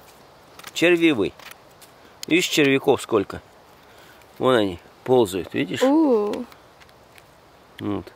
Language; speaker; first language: Russian; native; Russian